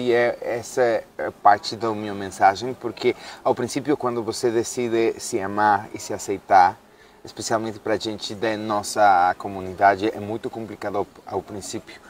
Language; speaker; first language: Portuguese; non-native, fluent; Spanish